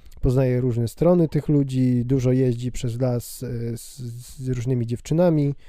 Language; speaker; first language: Polish; native; Polish